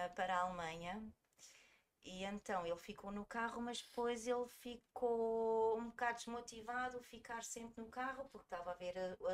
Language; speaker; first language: Portuguese; early bilingual, heritage; German